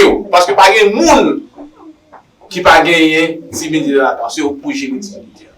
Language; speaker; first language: French; non-native, learner; Haitian Creole